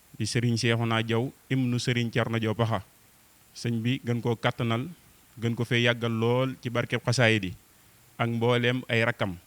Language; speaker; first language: Wolof; native; Wolof